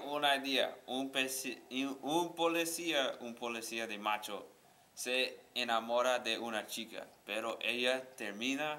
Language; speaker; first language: Spanish; non-native, learner; English